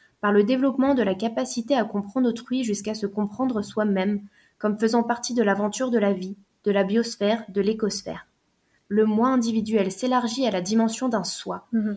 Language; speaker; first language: French; native; French